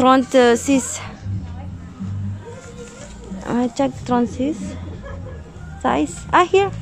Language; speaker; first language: English; non-native, local second language; Filipino